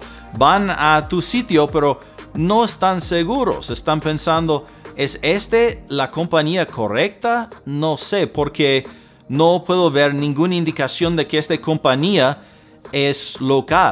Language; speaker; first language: Spanish; non-native, fluent; English